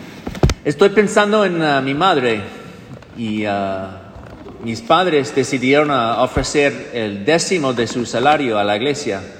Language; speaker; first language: Spanish; non-native, fluent; English